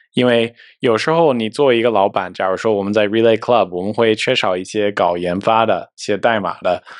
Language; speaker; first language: Chinese; non-native, fluent; English